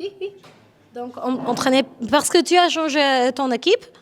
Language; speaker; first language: French; non-native, learner; Polish